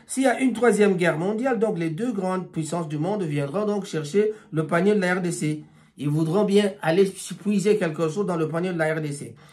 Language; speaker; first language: French; non-native, local second language; Lingala